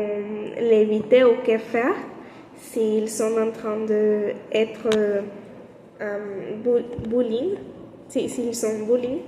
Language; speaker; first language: French; non-native, learner; Spanish